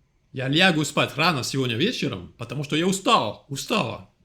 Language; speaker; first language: Russian; non-native, fluent; French